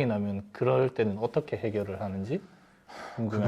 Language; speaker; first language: Korean; native; Korean